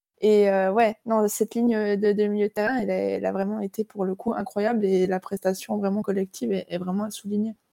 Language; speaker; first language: French; native; French